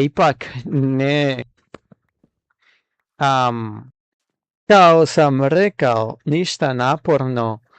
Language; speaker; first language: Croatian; non-native, learner; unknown